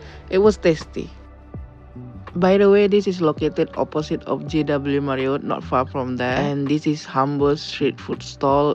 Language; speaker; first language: English; non-native, learner; Indonesian